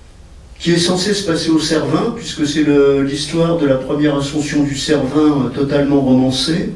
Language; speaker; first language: French; native; French